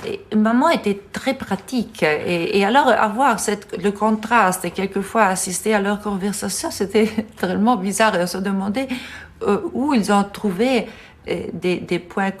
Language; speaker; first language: French; non-native, fluent; Italian